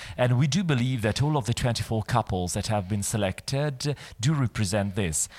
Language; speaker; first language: English; non-native, fluent; Italian